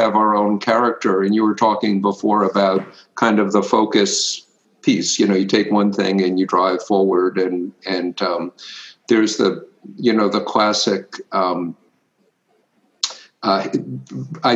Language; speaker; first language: English; native; English